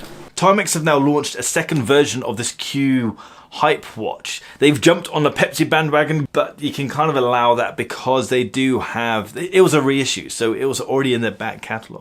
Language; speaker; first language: English; native; English